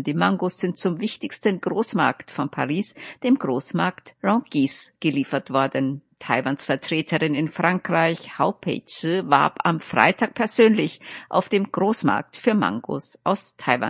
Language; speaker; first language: German; native; German